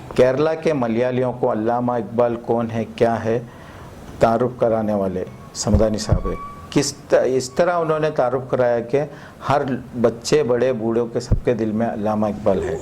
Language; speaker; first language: Hindi; early bilingual, other home language; Malayalam